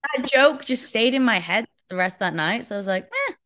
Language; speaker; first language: English; native; English